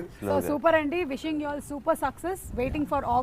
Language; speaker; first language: Telugu; native; Telugu